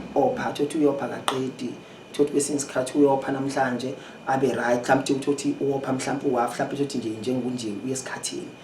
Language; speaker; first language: Zulu; native; Zulu